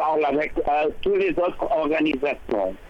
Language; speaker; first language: French; non-native, learner; English